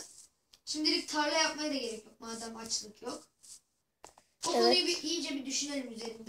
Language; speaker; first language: Turkish; native; Turkish